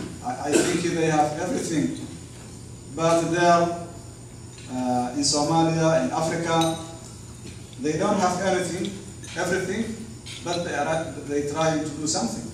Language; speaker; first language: English; non-native, learner; Somali